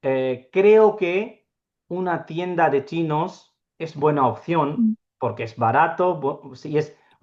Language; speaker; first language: Spanish; non-native, fluent; Urdu